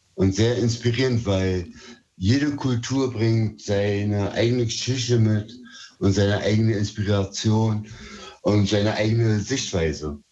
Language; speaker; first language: German; early bilingual, other home language; Turkish